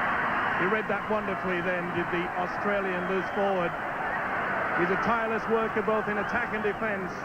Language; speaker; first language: English; native; English